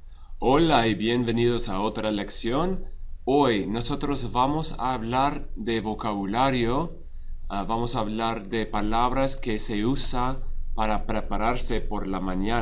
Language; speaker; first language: Spanish; non-native, fluent; English